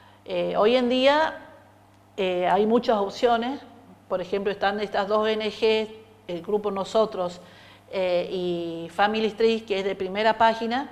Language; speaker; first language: Spanish; native; Spanish